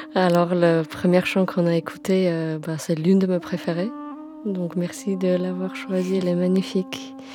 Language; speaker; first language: French; non-native, fluent; Armenian